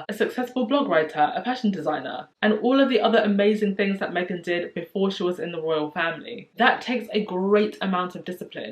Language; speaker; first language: English; native; English